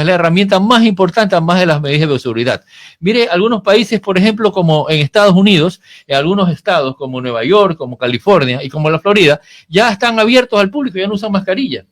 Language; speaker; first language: Spanish; native; Spanish